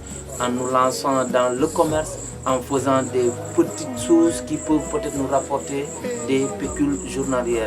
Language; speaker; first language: French; non-native, local second language; Mandingo